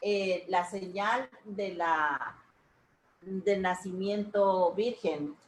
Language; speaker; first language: Spanish; native; Spanish